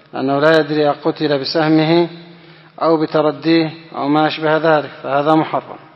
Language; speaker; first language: Arabic; non-native, fluent; Indonesian